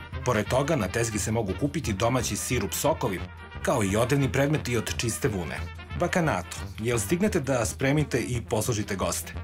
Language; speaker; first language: Serbian; native; Serbian